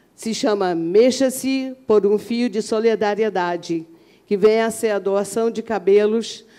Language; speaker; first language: Portuguese; early bilingual, other home language; Arabic